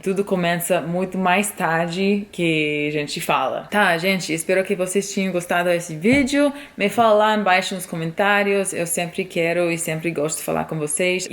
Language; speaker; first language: Portuguese; non-native, fluent; English